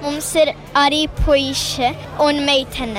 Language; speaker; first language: Latvian; early bilingual, heritage; Latvian